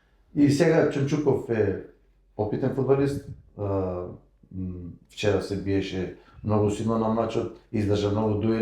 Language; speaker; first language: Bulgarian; non-native, learner; Macedonian